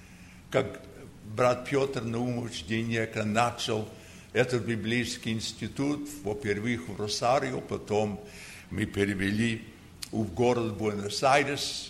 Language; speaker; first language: Russian; early bilingual, heritage; Russian